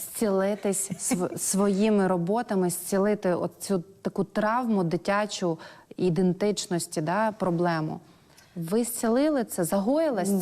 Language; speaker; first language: Ukrainian; native; Ukrainian